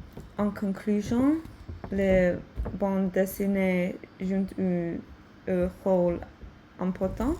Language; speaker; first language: French; non-native, learner; English